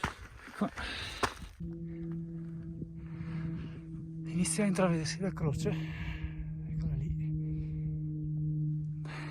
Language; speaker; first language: Italian; native; Italian